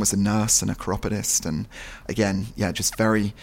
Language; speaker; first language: English; native; English